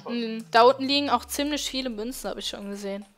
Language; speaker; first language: German; native; German